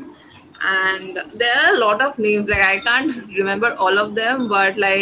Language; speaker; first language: English; non-native, local second language; Bangla